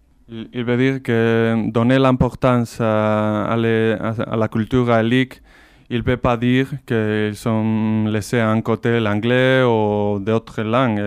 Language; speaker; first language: French; non-native, fluent; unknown